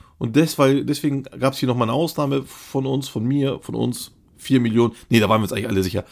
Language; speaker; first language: German; early bilingual, other home language; Turkish